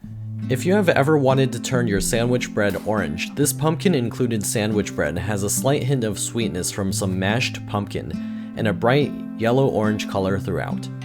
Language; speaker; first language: English; native; English